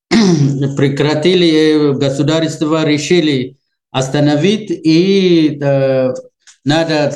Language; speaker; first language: Russian; non-native, learner; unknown